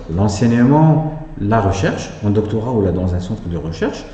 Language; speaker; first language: French; non-native, local second language; Arabic